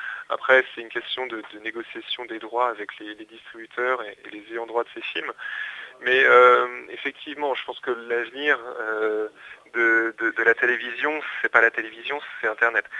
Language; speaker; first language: French; native; French